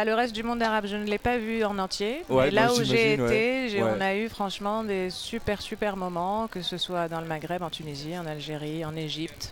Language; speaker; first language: French; non-native, local second language; Arabic